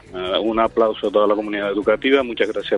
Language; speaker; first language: Spanish; native; Spanish